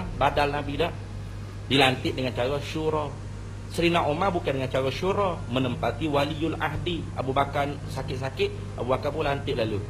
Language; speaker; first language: Malay; native; Malay